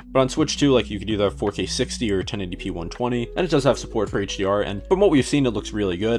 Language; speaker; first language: English; native; English